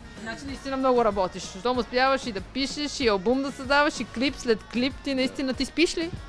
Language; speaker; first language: Bulgarian; native; Bulgarian